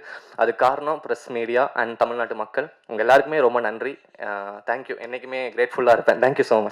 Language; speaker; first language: Tamil; native; Tamil